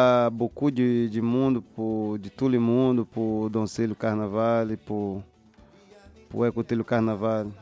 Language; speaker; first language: French; non-native, learner; Portuguese